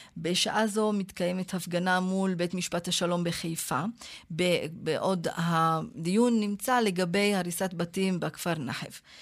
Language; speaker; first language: Hebrew; non-native, local second language; Arabic